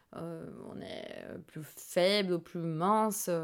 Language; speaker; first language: French; non-native, fluent; Portuguese